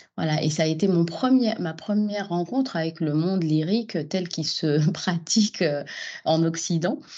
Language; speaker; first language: French; non-native, local second language; Arabic